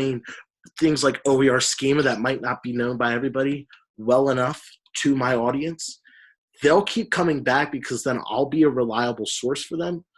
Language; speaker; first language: English; native; English